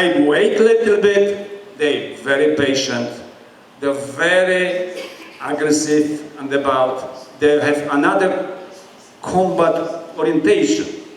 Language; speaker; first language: English; non-native, learner; Polish